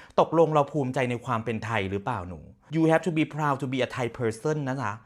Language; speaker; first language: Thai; native; Thai